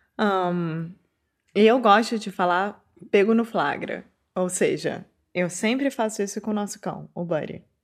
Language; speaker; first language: Portuguese; native; Portuguese